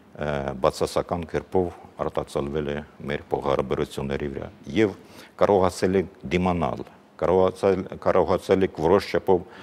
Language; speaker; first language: Armenian; non-native, fluent; Ukrainian